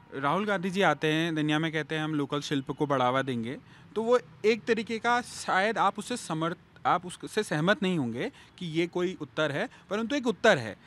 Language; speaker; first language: Hindi; native; Hindi